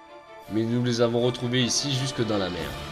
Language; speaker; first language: French; native; French